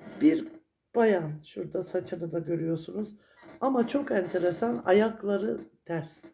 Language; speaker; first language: Turkish; native; Turkish